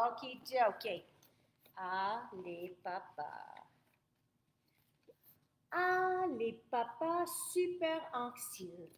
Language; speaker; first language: French; non-native, fluent; English